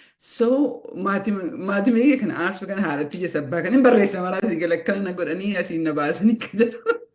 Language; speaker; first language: Oromo; early bilingual, heritage; Oromo